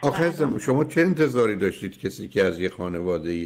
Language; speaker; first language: Persian; native; Persian